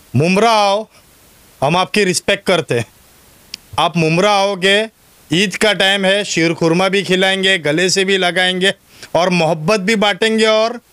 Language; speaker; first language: Hindi; non-native, local second language; Urdu